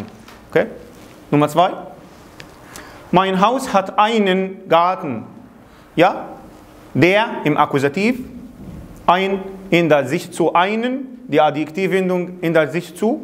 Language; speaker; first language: German; non-native, fluent; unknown